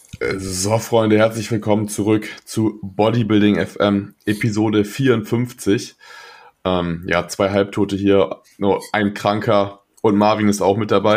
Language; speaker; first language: German; native; German